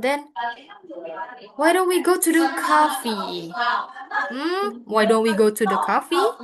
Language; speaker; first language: English; non-native, fluent; Indonesian